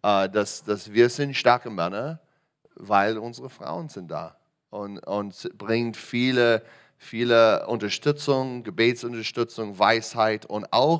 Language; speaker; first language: German; non-native, learner; English